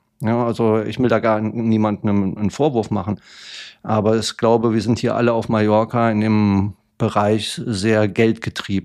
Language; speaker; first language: German; native; German